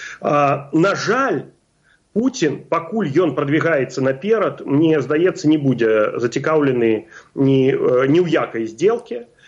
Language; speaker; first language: Belarusian; non-native, local second language; Russian